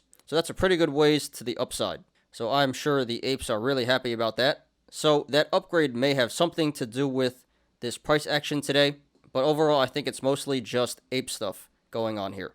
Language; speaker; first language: English; native; English